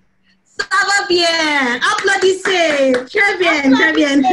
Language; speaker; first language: French; non-native, fluent; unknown